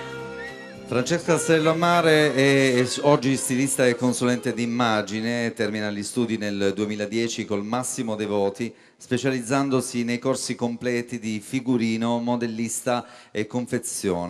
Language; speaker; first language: Italian; native; Italian